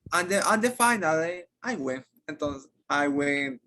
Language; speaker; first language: English; non-native, learner; Spanish